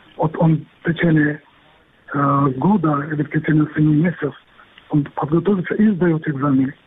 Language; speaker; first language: Russian; non-native, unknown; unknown